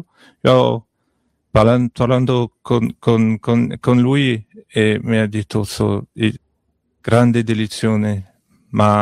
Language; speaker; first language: Italian; non-native, learner; French